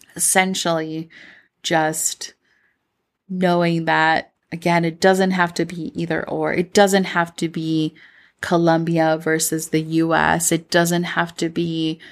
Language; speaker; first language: English; early bilingual, other home language; Spanish